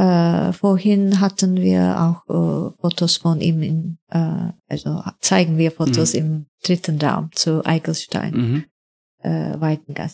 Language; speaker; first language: German; non-native, fluent; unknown